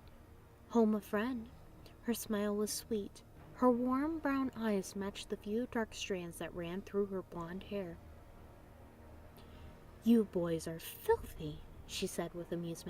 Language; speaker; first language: English; native; English